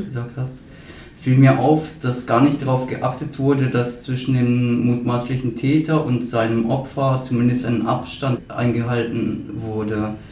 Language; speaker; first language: German; native; German